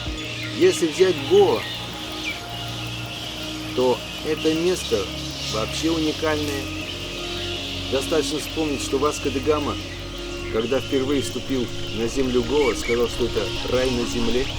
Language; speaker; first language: Russian; native; Russian